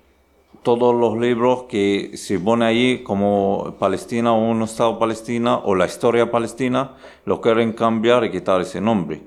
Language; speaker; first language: Spanish; non-native, learner; Arabic